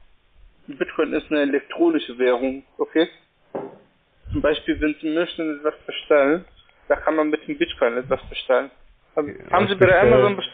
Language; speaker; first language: German; non-native, learner; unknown